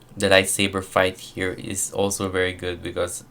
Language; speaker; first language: English; non-native, local second language; Filipino